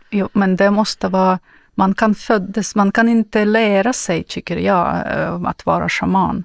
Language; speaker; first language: Swedish; non-native, fluent; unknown